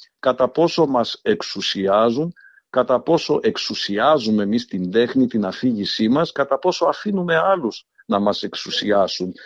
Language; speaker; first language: Greek; early bilingual, heritage; Greek